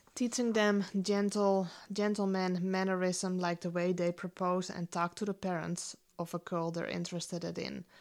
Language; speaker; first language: English; non-native, fluent; Dutch